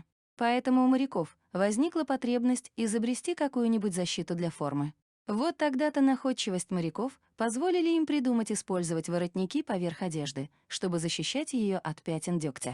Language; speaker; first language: Russian; native; Russian